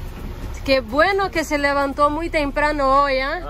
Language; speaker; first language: Spanish; non-native, learner; Portuguese